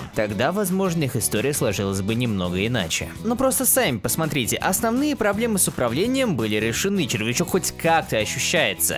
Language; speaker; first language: Russian; native; Russian